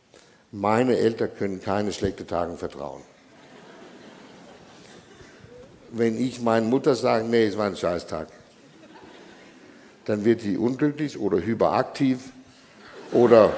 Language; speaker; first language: German; non-native, fluent; Danish